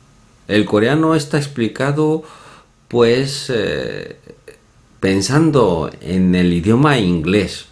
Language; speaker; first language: Spanish; non-native, fluent; Korean